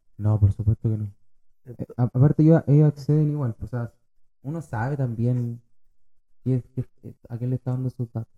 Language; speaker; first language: Spanish; native; Spanish